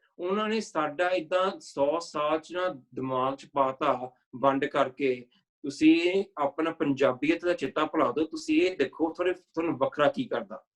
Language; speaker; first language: Punjabi; early bilingual, heritage; Punjabi